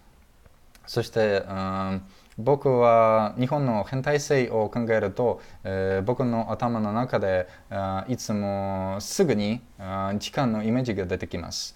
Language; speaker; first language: Japanese; non-native, fluent; Russian